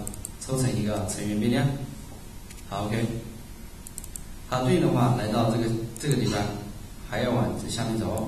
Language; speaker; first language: Chinese; native; Chinese